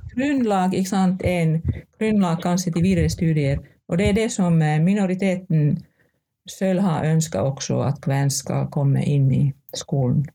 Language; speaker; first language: Norwegian; non-native, fluent; Finnish